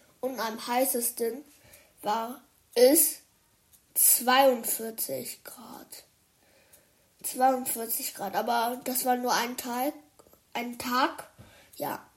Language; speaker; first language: German; early bilingual, other home language; Chinese